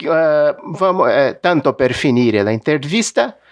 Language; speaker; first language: Italian; non-native, fluent; Portuguese